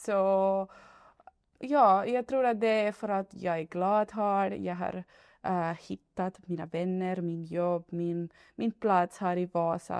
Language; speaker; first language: Swedish; non-native, fluent; Spanish